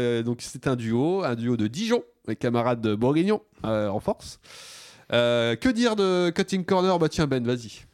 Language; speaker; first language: French; native; French